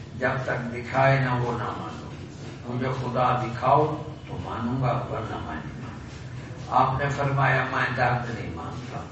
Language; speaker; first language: Urdu; non-native, local second language; Punjabi